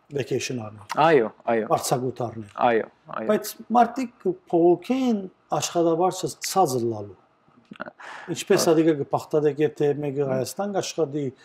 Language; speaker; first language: Armenian; early bilingual, heritage; Armenian